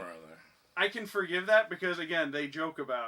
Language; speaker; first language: English; native; English